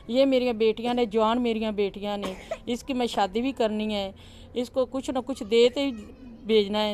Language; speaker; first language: Urdu; non-native, local second language; Punjabi